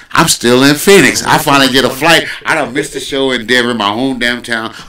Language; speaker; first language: English; native; English